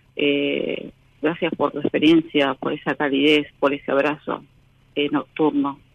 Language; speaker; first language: Spanish; native; Spanish